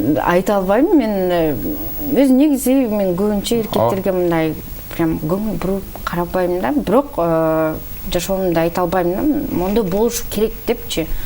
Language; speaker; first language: Kyrgyz; early bilingual, heritage; Kyrgyz